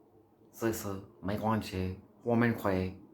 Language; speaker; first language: Chinese; non-native, learner; English